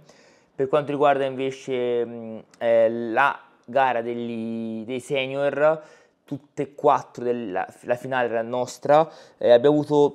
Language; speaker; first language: Italian; native; Italian